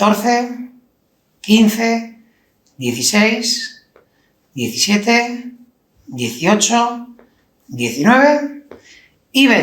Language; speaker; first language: Spanish; native; Spanish